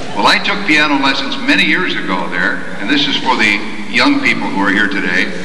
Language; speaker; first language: English; native; English